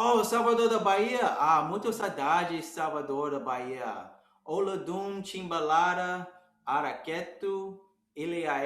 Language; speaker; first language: Portuguese; non-native, learner; English